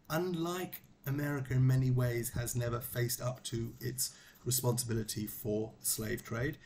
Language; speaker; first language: English; native; English